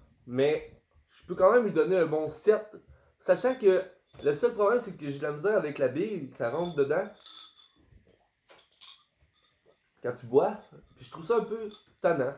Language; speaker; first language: French; native; French